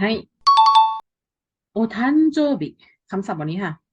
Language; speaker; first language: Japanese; non-native, fluent; Thai